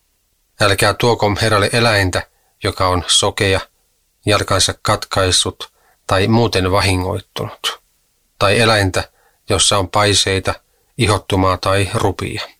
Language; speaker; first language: Finnish; native; Finnish